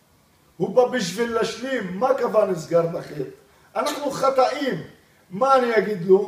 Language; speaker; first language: Hebrew; non-native, local second language; Arabic